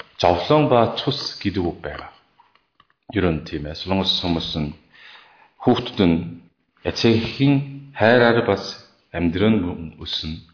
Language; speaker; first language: Mongolian; non-native, fluent; Korean